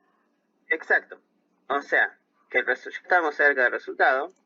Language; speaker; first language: Spanish; native; Spanish